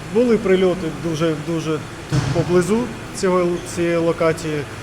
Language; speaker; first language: Ukrainian; non-native, local second language; Russian